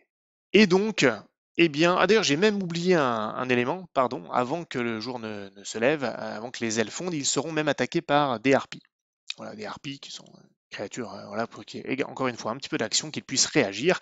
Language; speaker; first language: French; native; French